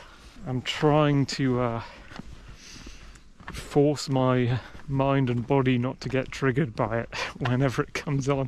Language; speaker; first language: English; native; English